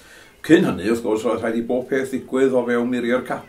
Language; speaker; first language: Welsh; native; Welsh